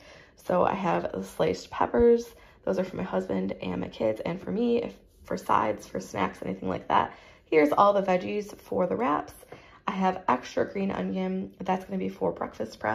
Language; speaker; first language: English; native; English